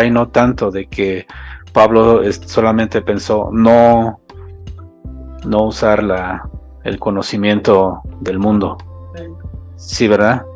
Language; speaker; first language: Spanish; non-native, local second language; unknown